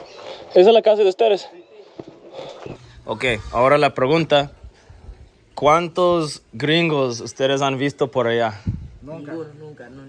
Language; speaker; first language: Spanish; non-native, learner; English